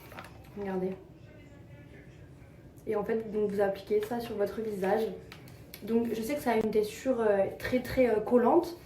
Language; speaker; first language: French; native; French